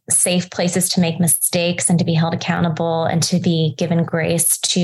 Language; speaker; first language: English; native; English